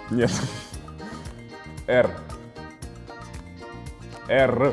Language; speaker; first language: Russian; native; Russian